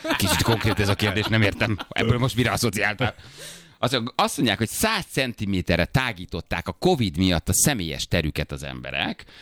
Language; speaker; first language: Hungarian; native; Hungarian